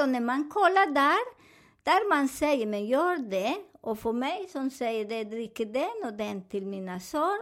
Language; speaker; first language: Swedish; non-native, learner; Spanish